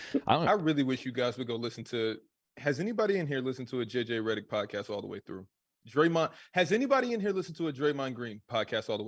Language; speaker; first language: English; native; English